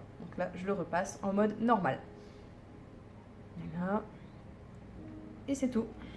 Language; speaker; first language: French; native; French